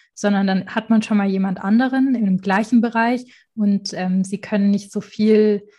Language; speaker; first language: German; native; German